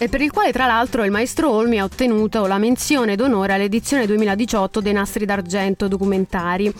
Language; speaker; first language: Italian; native; Italian